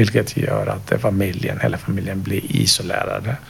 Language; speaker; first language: Swedish; non-native, fluent; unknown